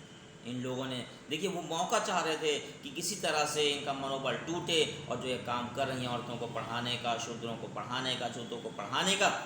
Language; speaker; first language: Hindi; native; Hindi